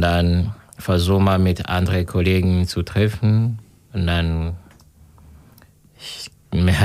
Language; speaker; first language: German; non-native, learner; Kinyarwanda